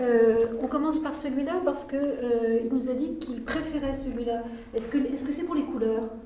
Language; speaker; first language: French; native; French